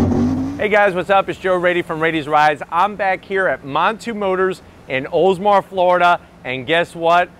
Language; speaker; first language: English; native; English